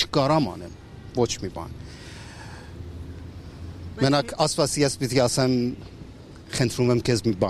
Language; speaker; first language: Armenian; non-native, fluent; Persian